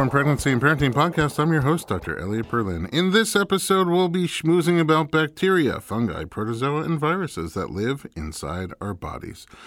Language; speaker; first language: English; native; English